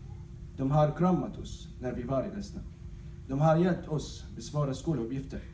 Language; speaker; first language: Swedish; non-native, learner; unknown